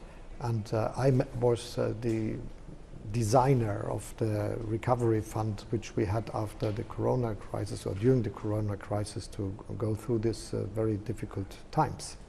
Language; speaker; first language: English; non-native, fluent; German